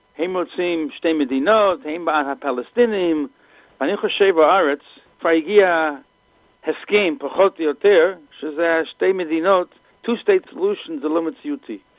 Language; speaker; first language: Hebrew; non-native, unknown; English